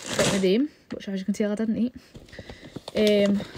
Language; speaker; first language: English; native; English